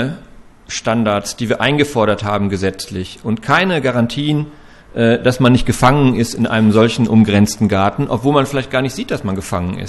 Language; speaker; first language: German; native; German